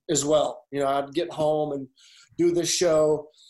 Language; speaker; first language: English; native; English